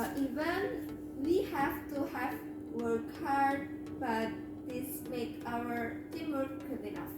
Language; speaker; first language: English; non-native, learner; Indonesian